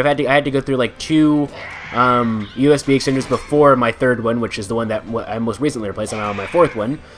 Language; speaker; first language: English; native; English